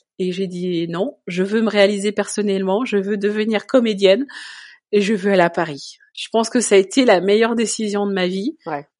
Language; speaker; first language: French; native; French